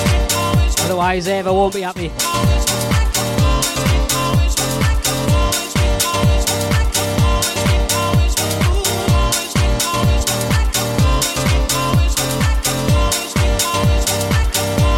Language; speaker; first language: English; native; English